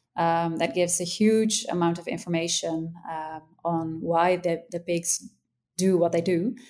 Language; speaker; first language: English; non-native, fluent; Dutch